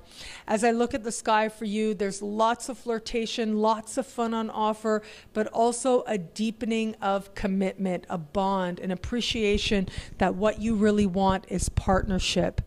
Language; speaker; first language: English; native; English